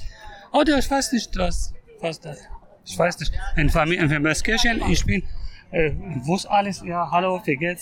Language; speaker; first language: German; non-native, learner; Arabic